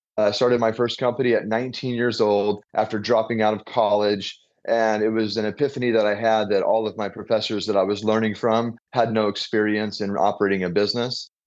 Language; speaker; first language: English; native; English